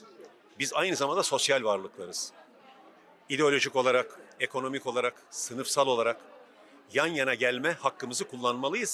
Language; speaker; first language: Turkish; native; Turkish